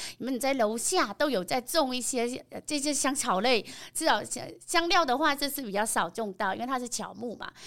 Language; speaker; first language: Chinese; non-native, fluent; Vietnamese